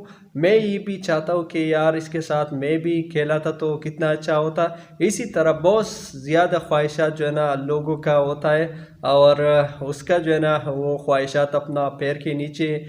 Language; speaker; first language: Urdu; non-native, local second language; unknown